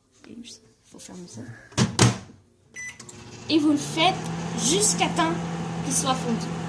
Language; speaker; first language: French; native; French